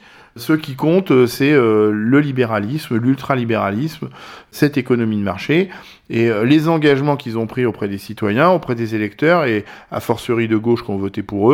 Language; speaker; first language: French; native; French